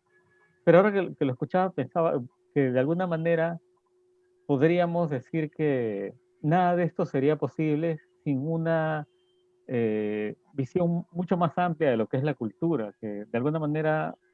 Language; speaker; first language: Spanish; native; Spanish